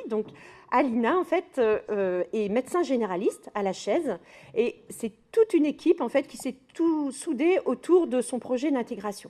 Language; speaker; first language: French; native; French